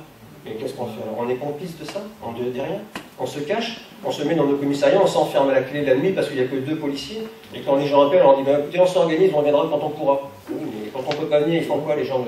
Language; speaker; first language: French; native; French